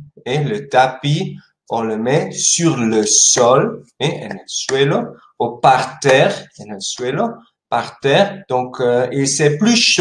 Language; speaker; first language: French; non-native, fluent; Spanish